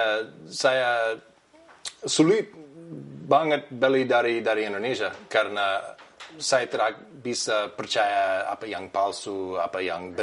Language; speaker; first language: Indonesian; non-native, learner; English